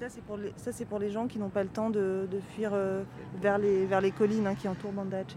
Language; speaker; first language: French; native; French